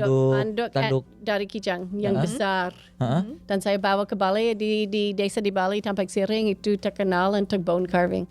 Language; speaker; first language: Indonesian; non-native, fluent; English